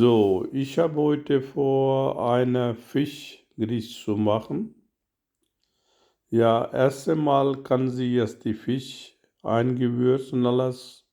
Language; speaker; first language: German; non-native, learner; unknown